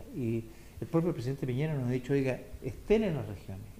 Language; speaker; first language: Spanish; native; Spanish